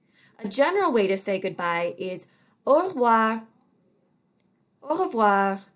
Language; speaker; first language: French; non-native, fluent; English